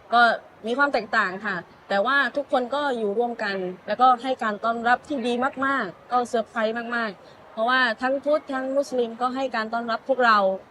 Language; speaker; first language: Thai; non-native, local second language; Malay